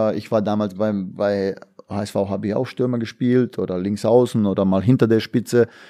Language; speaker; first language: German; non-native, fluent; Bosnian